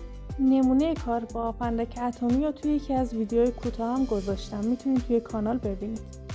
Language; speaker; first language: Persian; native; Persian